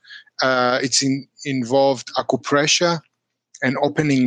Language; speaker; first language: English; non-native, fluent; Hebrew